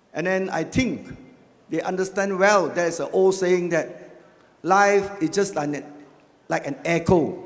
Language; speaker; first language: English; non-native, local second language; Chinese